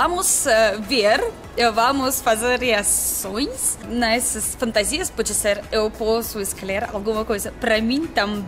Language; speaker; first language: Portuguese; non-native, learner; Russian